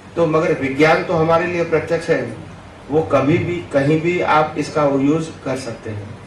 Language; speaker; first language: Hindi; non-native, local second language; Gujarati